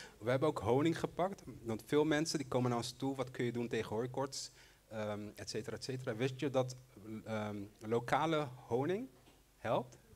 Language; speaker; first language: Dutch; non-native, local second language; Papiamento